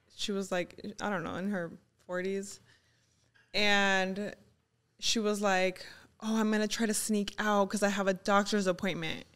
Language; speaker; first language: English; early bilingual, other home language; Spanish